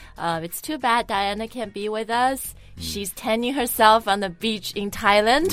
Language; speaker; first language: English; non-native, fluent; Chinese